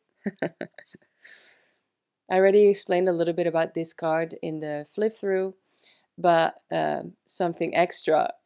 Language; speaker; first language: English; non-native, fluent; French